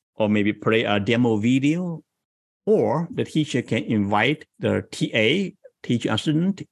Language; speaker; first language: English; non-native, fluent; Chinese